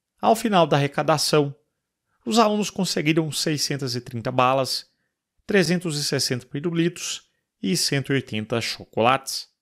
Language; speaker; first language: Portuguese; native; Portuguese